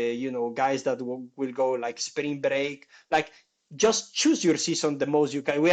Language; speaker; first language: English; non-native, fluent; Spanish